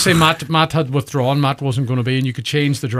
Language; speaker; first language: English; native; English